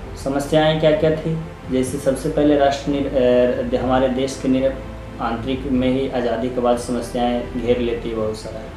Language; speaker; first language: Hindi; native; Hindi